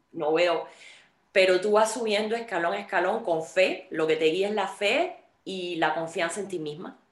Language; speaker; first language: Spanish; native; Spanish